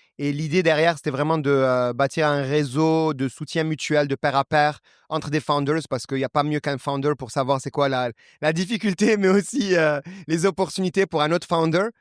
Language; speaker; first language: French; non-native, local second language; Arabic